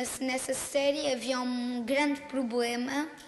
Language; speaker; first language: Portuguese; non-native, local second language; French